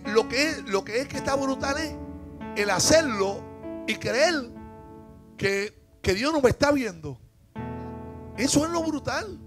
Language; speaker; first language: Spanish; native; Spanish